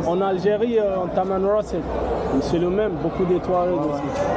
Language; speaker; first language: French; non-native, learner; English